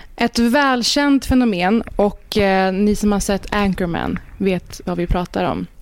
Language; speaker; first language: Swedish; early bilingual, other home language; Persian